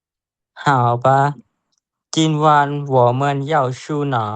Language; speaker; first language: Chinese; non-native, learner; Lao